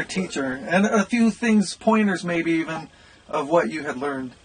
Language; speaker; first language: English; native; English